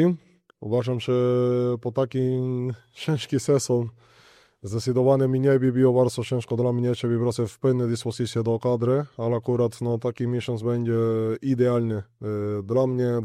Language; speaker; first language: Polish; non-native, learner; Spanish